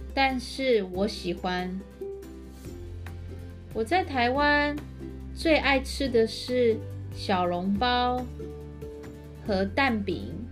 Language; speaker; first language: Chinese; early bilingual, heritage; Chinese